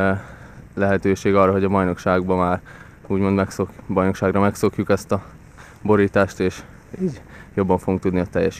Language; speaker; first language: Hungarian; native; Hungarian